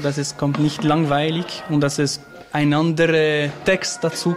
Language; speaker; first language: German; non-native, local second language; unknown